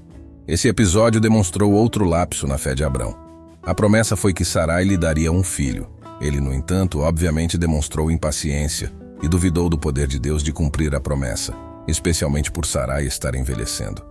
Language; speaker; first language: Portuguese; native; Portuguese